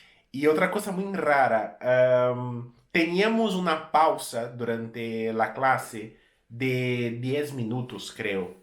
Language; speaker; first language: Spanish; non-native, fluent; Portuguese